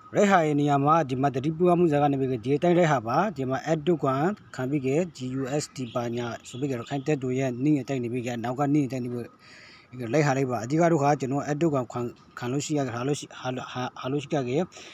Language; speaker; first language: Burmese; native; Burmese